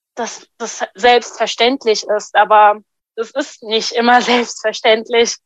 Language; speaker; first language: German; non-native, fluent; Arabic